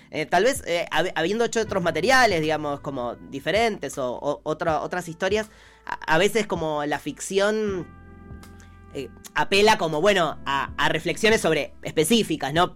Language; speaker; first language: Spanish; native; Spanish